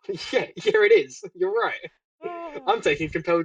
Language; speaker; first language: English; native; English